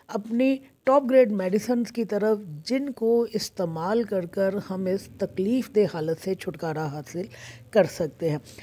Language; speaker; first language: Urdu; native; Urdu